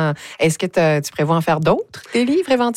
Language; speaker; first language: French; native; French